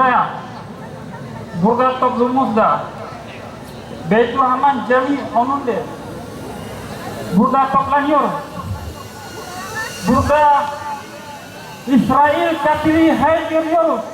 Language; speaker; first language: Turkish; non-native, learner; Indonesian